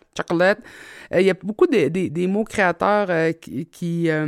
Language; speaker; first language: French; native; French